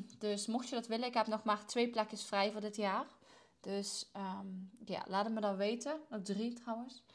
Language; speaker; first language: Dutch; native; Dutch